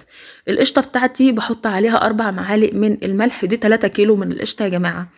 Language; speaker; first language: Arabic; native; Arabic